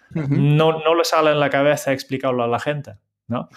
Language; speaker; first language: Spanish; non-native, fluent; Dutch